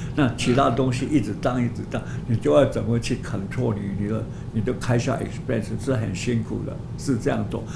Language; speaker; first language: Chinese; non-native, local second language; Hakka Chinese